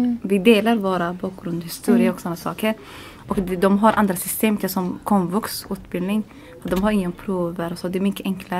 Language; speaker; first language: Swedish; non-native, learner; Arabic